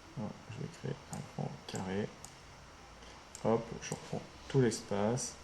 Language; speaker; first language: French; native; French